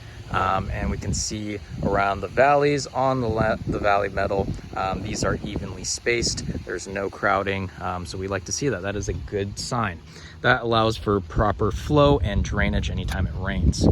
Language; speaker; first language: English; native; English